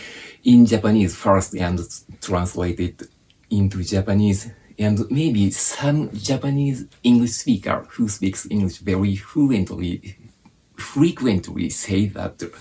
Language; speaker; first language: English; non-native, fluent; Japanese